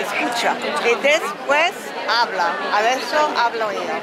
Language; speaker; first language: Spanish; non-native, learner; French